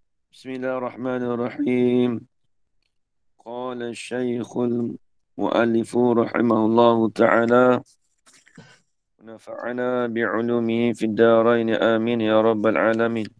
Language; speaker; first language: Arabic; non-native, fluent; Malay